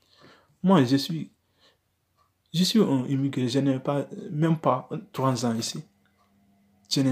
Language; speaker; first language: French; non-native, learner; Wolof